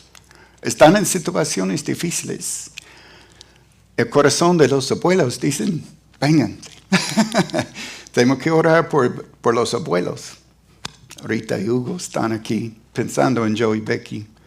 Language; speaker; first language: Spanish; non-native, fluent; English